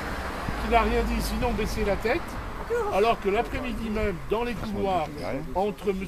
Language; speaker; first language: French; native; French